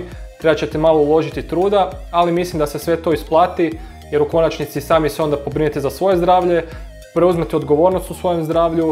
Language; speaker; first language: Croatian; native; Croatian